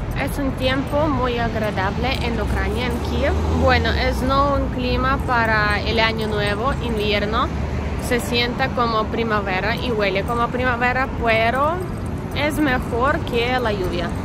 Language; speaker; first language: Spanish; non-native, learner; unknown